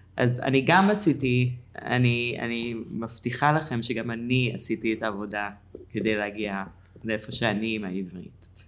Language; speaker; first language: Hebrew; non-native, fluent; English